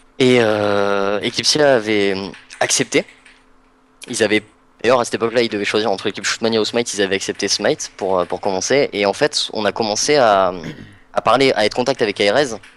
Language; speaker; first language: French; native; French